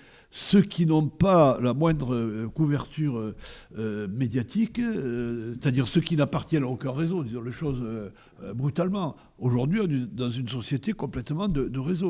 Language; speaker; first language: French; native; French